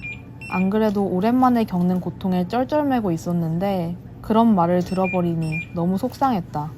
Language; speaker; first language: Korean; native; Korean